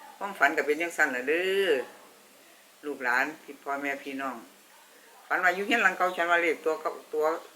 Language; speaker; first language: Thai; native; Thai